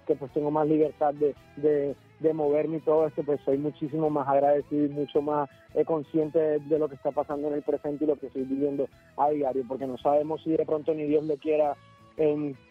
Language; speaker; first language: Spanish; native; Spanish